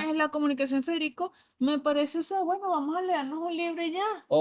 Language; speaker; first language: Spanish; native; Spanish